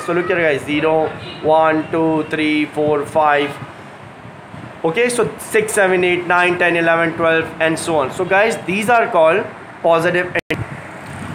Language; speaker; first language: English; non-native, local second language; Hindi